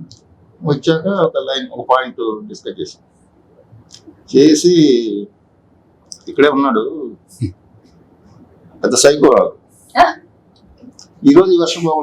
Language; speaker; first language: Telugu; native; Telugu